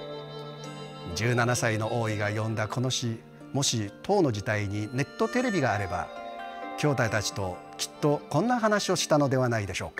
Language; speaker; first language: Japanese; non-native, fluent; Chinese